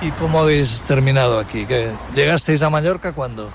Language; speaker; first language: Spanish; native; Spanish